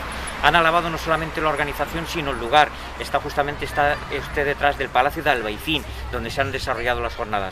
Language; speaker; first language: Spanish; native; Spanish